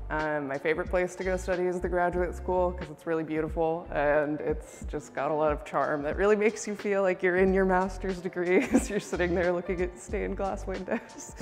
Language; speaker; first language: English; native; English